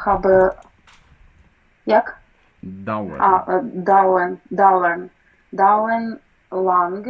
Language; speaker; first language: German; non-native, learner; Ukrainian